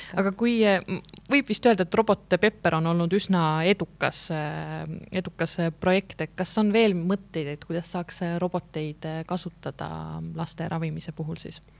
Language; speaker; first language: Estonian; native; Estonian